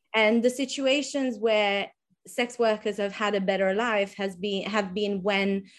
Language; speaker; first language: English; non-native, fluent; Italian